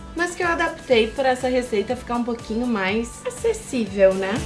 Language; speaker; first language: Portuguese; native; Portuguese